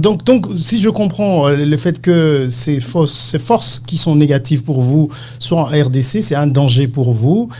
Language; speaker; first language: French; non-native, local second language; Lingala